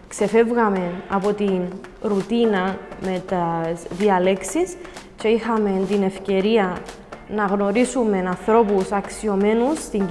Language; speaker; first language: Greek; native; Greek